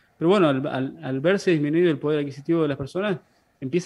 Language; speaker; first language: Spanish; native; Spanish